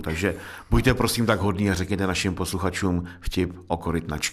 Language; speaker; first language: Czech; native; Czech